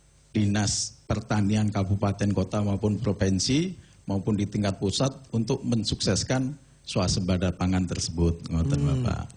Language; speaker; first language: Indonesian; non-native, local second language; Javanese